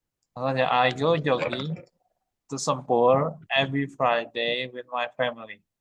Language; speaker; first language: English; non-native, learner; Indonesian